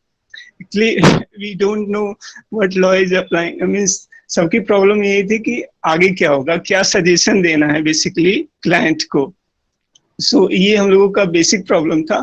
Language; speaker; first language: Hindi; native; Hindi